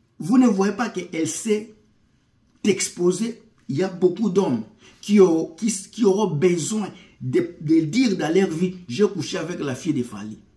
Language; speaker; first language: French; non-native, local second language; Lingala